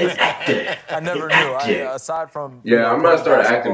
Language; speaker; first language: English; native; English